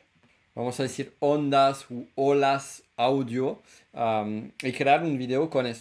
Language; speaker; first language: Spanish; non-native, fluent; French